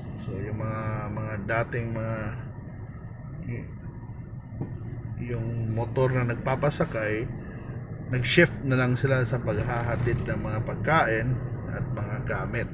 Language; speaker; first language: Filipino; non-native, local second language; Cebuano